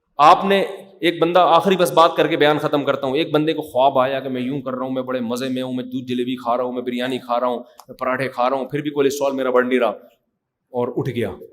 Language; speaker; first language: Urdu; native; Urdu